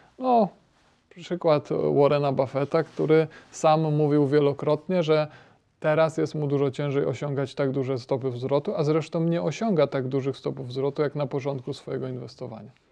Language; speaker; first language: Polish; native; Polish